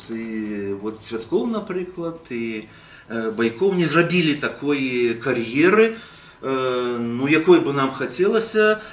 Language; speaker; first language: Belarusian; native; Belarusian